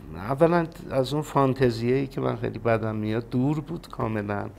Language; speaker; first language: Persian; non-native, local second language; Azerbaijani